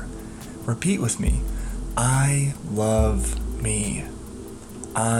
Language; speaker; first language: English; native; English